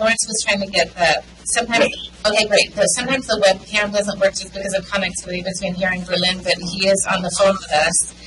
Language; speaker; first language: English; native; English